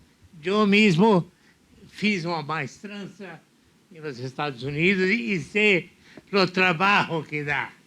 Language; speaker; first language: Portuguese; non-native, fluent; Spanish